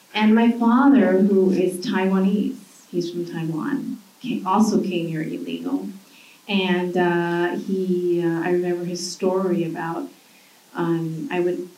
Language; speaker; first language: English; early bilingual, other home language; Spanish